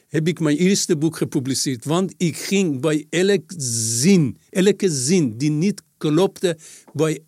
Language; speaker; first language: Dutch; non-native, fluent; Persian